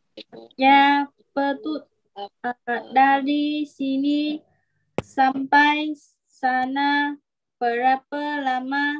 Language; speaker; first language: Indonesian; non-native, learner; Vietnamese